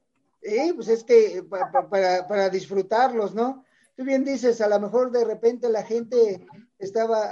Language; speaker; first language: Spanish; native; Spanish